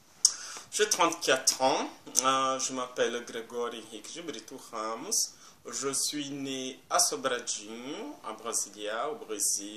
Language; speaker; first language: French; non-native, fluent; Portuguese